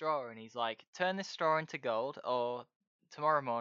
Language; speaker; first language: English; native; English